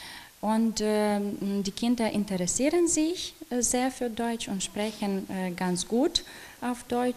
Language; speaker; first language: German; non-native, local second language; Ukrainian